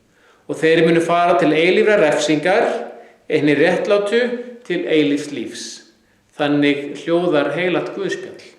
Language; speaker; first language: Icelandic; native; Icelandic